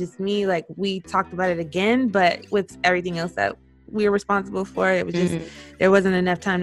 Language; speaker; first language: English; native; English